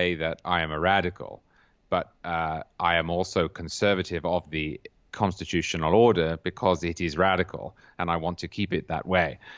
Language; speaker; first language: English; native; English